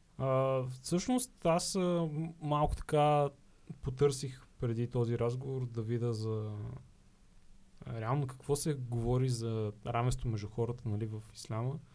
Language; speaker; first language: Bulgarian; native; Bulgarian